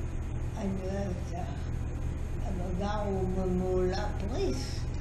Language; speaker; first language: Hebrew; non-native, fluent; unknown